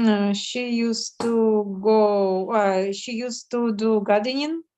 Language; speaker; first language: English; non-native, learner; Russian